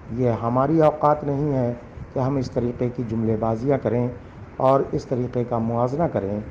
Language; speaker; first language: Urdu; native; Urdu